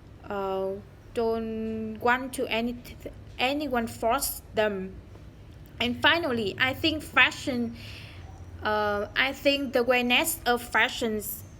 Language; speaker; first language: English; non-native, learner; Vietnamese